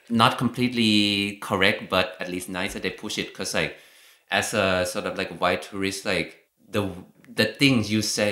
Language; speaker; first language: English; non-native, fluent; Thai